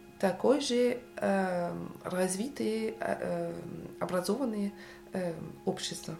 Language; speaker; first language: Russian; non-native, fluent; French